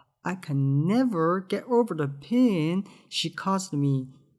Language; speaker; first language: English; non-native, fluent; Chinese